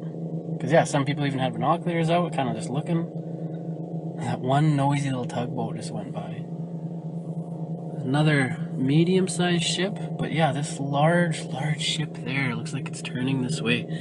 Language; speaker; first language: English; native; English